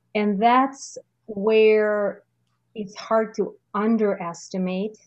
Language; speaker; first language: English; non-native, fluent; Russian